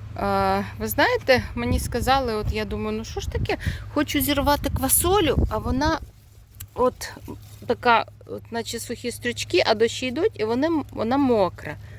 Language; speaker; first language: Ukrainian; non-native, local second language; Russian